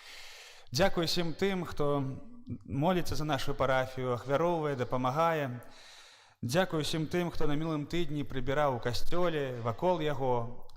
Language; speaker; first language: Belarusian; native; Belarusian